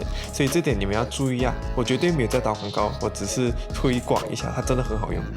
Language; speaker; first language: Chinese; native; Chinese